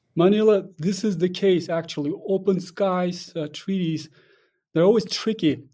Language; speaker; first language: English; non-native, fluent; Russian